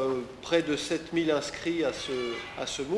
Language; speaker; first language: French; native; French